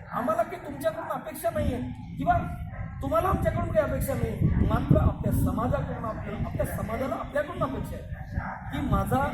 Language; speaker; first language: Marathi; non-native, local second language; Lambadi